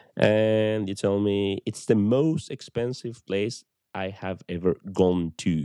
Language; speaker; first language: English; non-native, fluent; Spanish